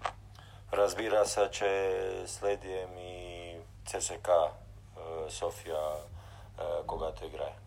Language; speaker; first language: Bulgarian; non-native, learner; Croatian